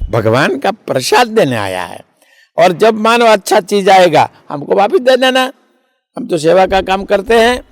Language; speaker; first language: Hindi; non-native, local second language; Bangla